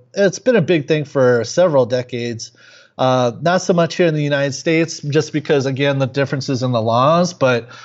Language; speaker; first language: English; native; English